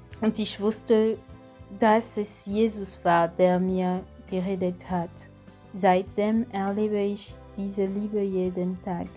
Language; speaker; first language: German; non-native, fluent; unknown